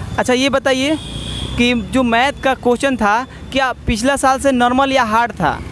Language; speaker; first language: Hindi; native; Hindi